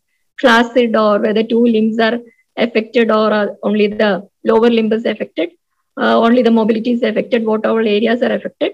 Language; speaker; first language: English; non-native, local second language; Malayalam